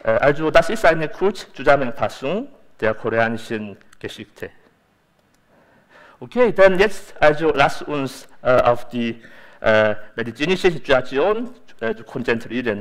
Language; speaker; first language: German; non-native, fluent; Korean